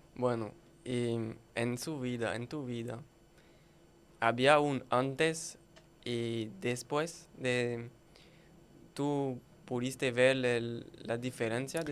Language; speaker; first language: Spanish; non-native, learner; French